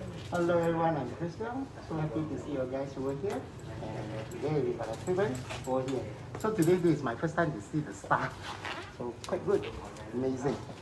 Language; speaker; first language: English; non-native, local second language; Cantonese